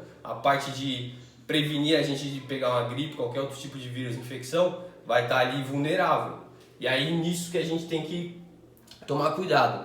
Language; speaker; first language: Portuguese; native; Portuguese